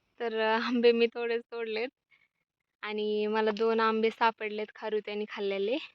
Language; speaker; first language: Marathi; non-native, local second language; Lambadi